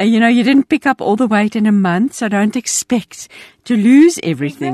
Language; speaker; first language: English; non-native, local second language; Afrikaans